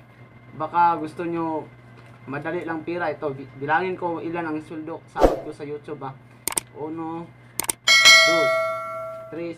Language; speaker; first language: Filipino; non-native, local second language; Cebuano